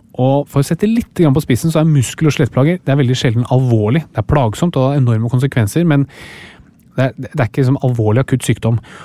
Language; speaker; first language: Norwegian; native; Norwegian